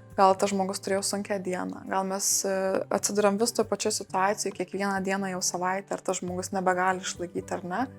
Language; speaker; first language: Lithuanian; native; Lithuanian